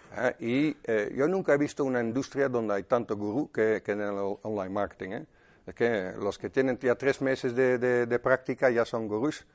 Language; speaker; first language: Spanish; non-native, fluent; Dutch